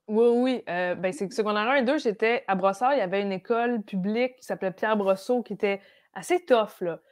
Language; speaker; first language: French; native; French